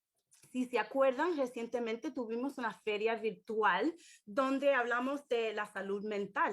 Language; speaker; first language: Spanish; early bilingual, heritage; English